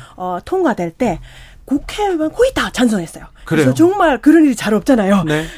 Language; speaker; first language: Korean; non-native, fluent; Finnish